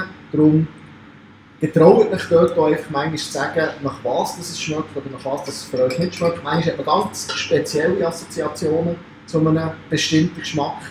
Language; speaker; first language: German; native; German